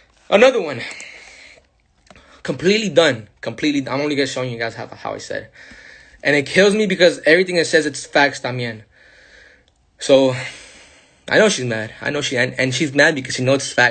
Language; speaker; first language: English; early bilingual, other home language; Spanish